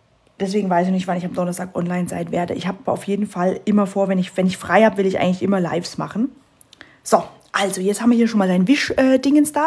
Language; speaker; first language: German; native; German